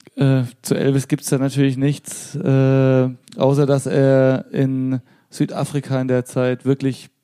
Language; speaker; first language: German; early bilingual, other home language; Persian